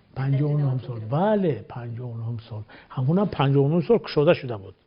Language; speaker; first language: Tajik; native; Tajik